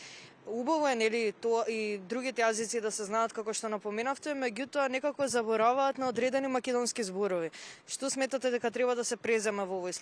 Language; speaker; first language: Macedonian; native; Macedonian